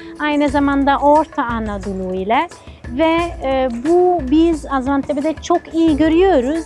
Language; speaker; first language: Turkish; non-native, fluent; Italian